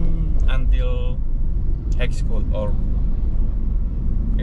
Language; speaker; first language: English; non-native, learner; Indonesian